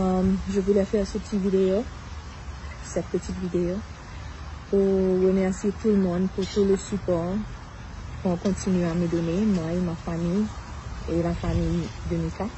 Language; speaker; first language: French; non-native, local second language; Haitian Creole